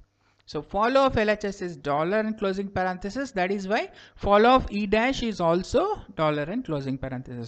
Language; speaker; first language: English; non-native, local second language; Kannada